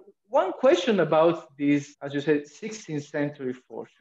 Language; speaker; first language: English; non-native, fluent; Italian